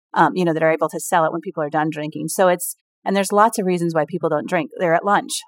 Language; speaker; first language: English; native; English